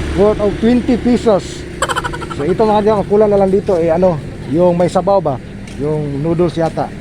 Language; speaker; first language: Filipino; non-native, local second language; Cebuano